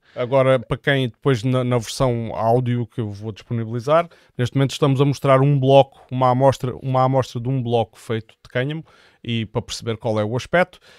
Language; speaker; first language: Portuguese; native; Portuguese